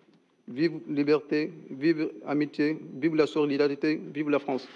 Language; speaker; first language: French; non-native, learner; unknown